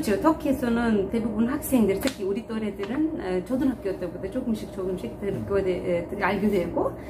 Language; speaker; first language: Korean; non-native, fluent; Turkish